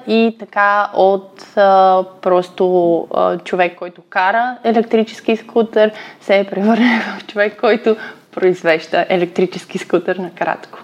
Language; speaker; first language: Bulgarian; native; Bulgarian